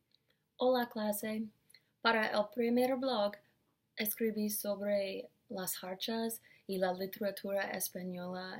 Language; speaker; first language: Spanish; non-native, learner; English